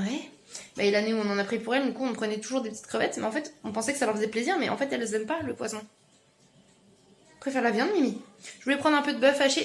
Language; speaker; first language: French; native; French